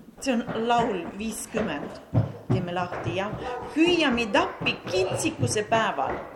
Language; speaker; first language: Estonian; non-native, local second language; Russian